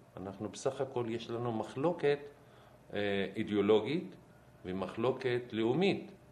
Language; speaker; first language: Hebrew; non-native, local second language; Arabic